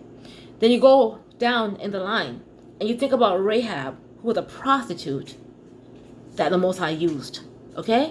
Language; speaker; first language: English; native; English